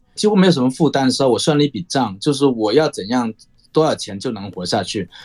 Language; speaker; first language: Chinese; non-native, local second language; Cantonese